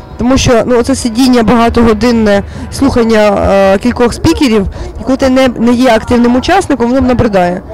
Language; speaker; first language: Ukrainian; native; Ukrainian